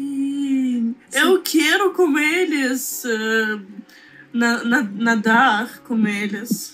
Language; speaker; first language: Portuguese; non-native, learner; Russian